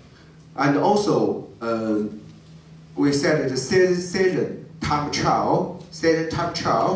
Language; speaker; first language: English; non-native, learner; Chinese